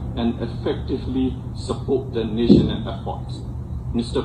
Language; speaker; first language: English; non-native, fluent; Burmese